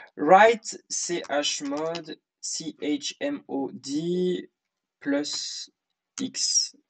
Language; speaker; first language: English; non-native, learner; French